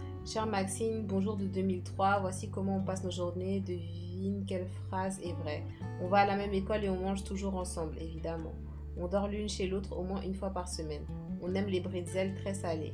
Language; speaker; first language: French; native; French